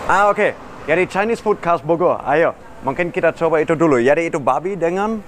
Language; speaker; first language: Indonesian; non-native, fluent; German